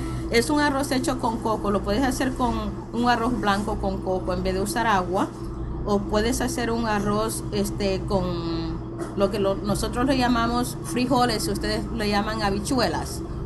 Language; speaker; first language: Spanish; native; Spanish